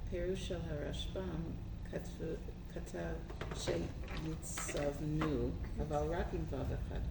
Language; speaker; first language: Hebrew; non-native, learner; English